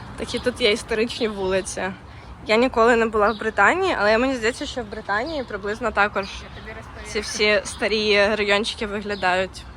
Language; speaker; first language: Ukrainian; native; Ukrainian